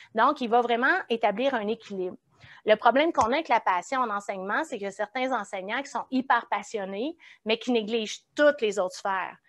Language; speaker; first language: French; native; French